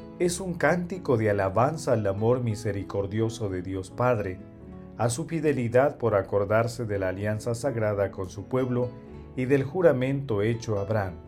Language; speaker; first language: Spanish; native; Spanish